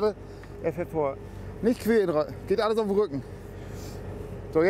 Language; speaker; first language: German; native; German